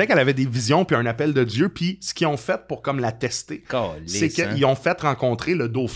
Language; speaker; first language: French; native; French